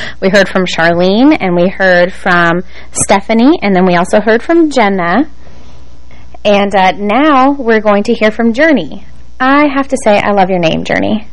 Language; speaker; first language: English; native; English